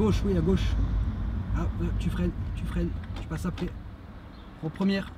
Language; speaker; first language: French; native; French